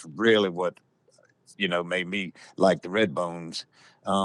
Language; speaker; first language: English; native; English